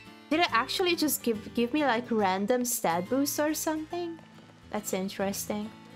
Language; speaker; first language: English; non-native, fluent; Hungarian